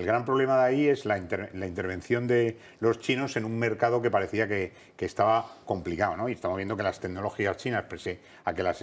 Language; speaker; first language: Spanish; native; Spanish